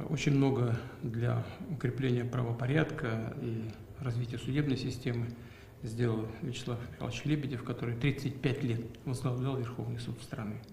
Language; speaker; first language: Russian; native; Russian